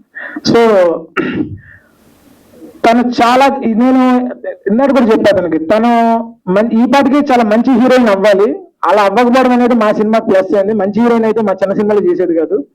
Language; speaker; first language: Telugu; native; Telugu